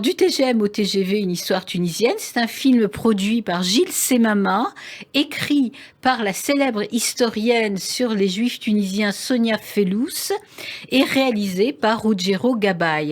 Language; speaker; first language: French; native; French